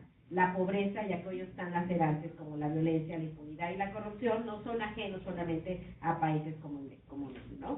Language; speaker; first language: Spanish; native; Spanish